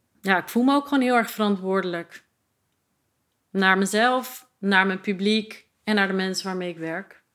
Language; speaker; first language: Dutch; native; Dutch